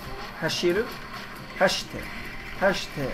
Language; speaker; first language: Japanese; non-native, learner; English